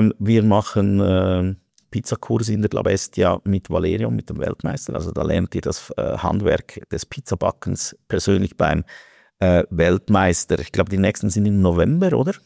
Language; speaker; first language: German; native; German